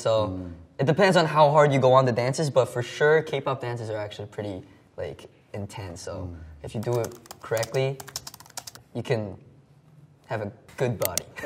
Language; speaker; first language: English; early bilingual, other home language; Korean